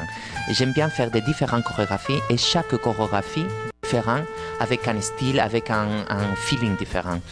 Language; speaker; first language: French; non-native, fluent; Spanish